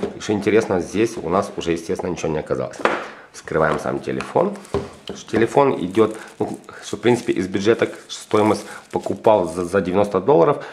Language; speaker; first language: Russian; non-native, local second language; Ukrainian